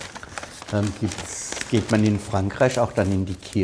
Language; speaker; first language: German; native; German